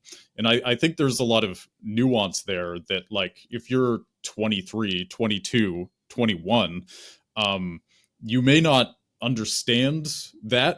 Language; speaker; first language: English; native; English